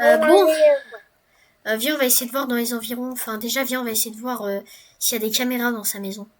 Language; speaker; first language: French; native; French